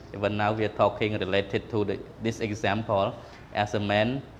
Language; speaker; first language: English; non-native, fluent; Khmer